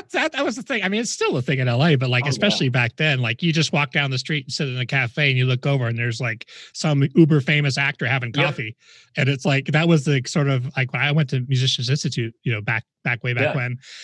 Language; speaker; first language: English; native; English